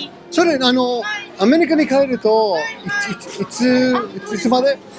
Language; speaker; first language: Japanese; non-native, fluent; English